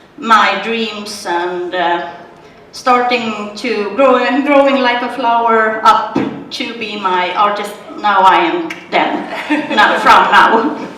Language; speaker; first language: English; non-native, learner; Swedish